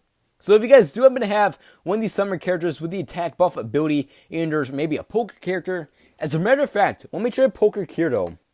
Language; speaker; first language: English; native; English